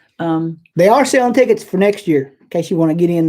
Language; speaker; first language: English; native; English